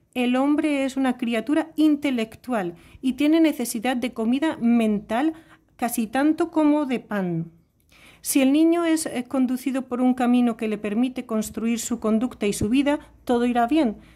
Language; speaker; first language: Spanish; native; Spanish